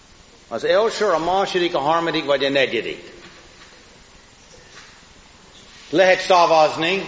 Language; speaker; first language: Hungarian; non-native, fluent; English